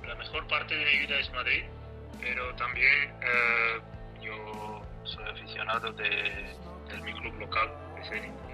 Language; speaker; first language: Spanish; non-native, fluent; Russian